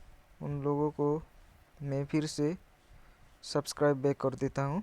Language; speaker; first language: Hindi; non-native, local second language; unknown